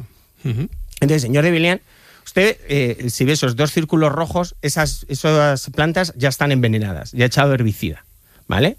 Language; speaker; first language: Spanish; native; Spanish